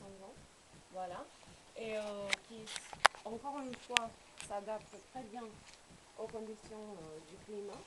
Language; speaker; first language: French; non-native, fluent; Romanian